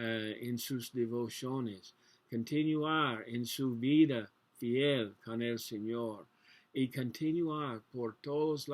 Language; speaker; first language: Spanish; non-native, learner; English